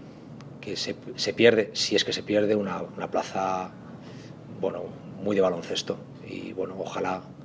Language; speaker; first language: Spanish; native; Spanish